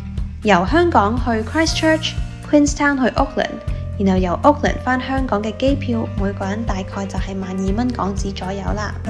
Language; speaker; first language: Chinese; native; Chinese